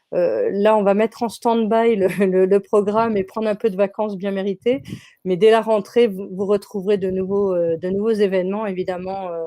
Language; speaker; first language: French; native; French